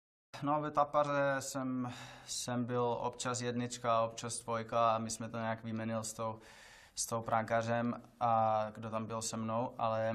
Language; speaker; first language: Czech; non-native, learner; Finnish